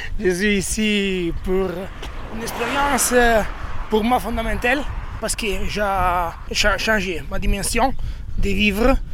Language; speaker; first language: French; non-native, learner; Italian